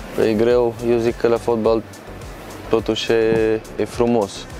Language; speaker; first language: Romanian; non-native, fluent; Croatian